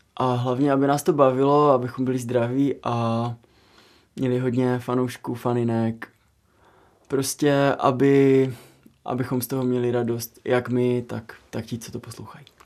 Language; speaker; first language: Czech; native; Czech